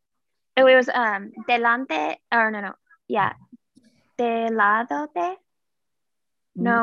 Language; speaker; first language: Spanish; non-native, learner; English